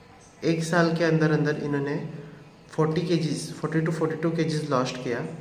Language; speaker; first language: Hindi; non-native, local second language; Marathi